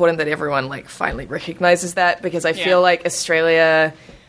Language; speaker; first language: English; native; English